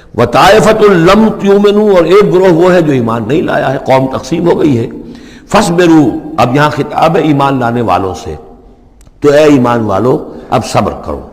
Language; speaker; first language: Urdu; native; Urdu